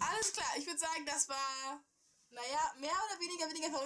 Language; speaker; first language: German; native; German